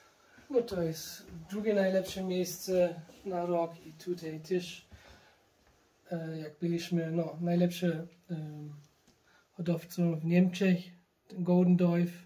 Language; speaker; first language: Polish; early bilingual, heritage; German